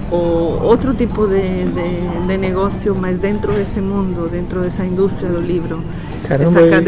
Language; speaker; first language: Portuguese; non-native, fluent; Spanish